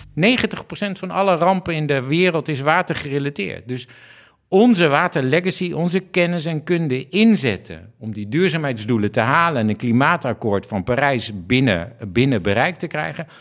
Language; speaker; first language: Dutch; native; Dutch